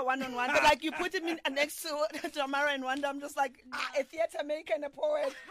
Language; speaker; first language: English; non-native, local second language; Southern Sotho